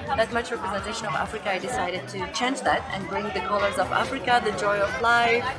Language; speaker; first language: English; non-native, fluent; French